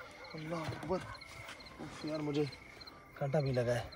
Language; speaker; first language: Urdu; non-native, local second language; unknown